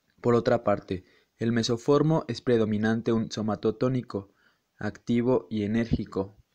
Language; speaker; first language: Spanish; native; Spanish